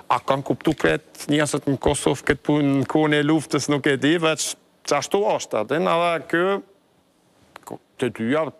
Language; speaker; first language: Albanian; non-native, fluent; German